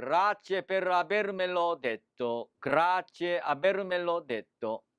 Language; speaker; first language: Italian; non-native, fluent; Korean